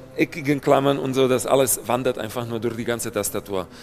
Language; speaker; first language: German; non-native, fluent; Slovak